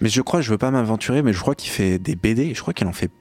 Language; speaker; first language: French; native; French